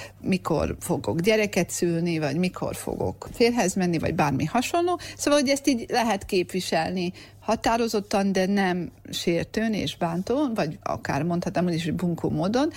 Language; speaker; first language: Hungarian; native; Hungarian